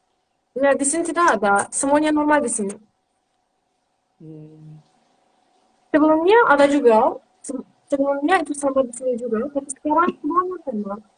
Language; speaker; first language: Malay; non-native, fluent; Turkish